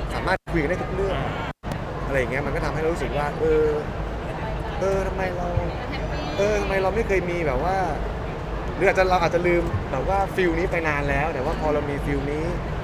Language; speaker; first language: Thai; native; Thai